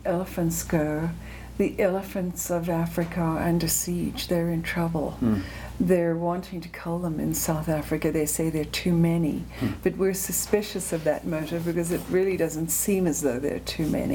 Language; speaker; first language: English; native; English